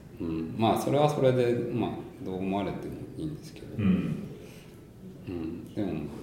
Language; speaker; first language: Japanese; early bilingual, heritage; Japanese